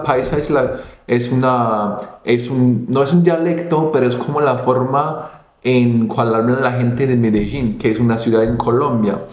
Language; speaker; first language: Spanish; non-native, fluent; Italian